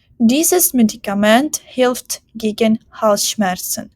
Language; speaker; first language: German; non-native, fluent; Ukrainian